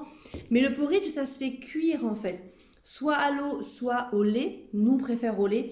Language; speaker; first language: French; native; French